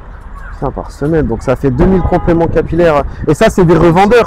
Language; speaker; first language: French; native; French